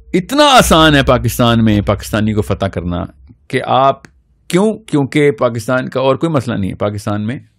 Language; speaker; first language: Urdu; native; Urdu